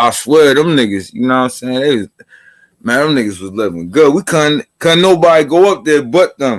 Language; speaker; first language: English; native; English